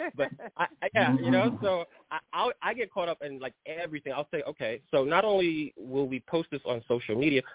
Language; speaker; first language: English; early bilingual, other home language; Haitian Creole